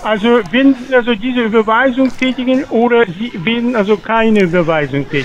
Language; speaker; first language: German; non-native, fluent; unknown